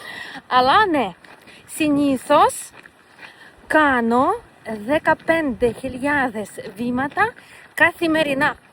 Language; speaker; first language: Greek; non-native, fluent; Russian